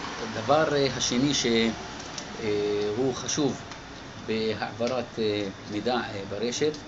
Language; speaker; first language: Hebrew; non-native, local second language; Arabic